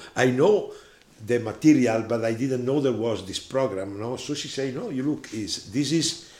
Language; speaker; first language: English; non-native, fluent; Italian